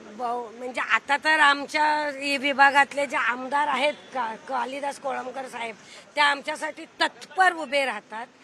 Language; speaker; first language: Marathi; native; Marathi